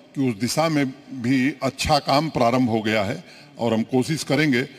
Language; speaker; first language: Hindi; native; Hindi